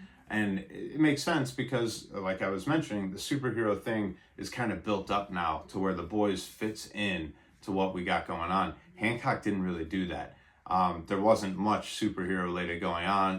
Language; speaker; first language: English; native; English